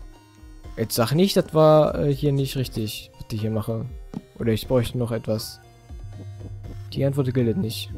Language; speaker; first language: German; native; German